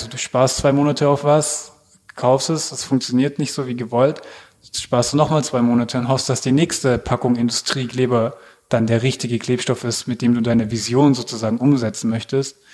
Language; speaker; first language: German; native; German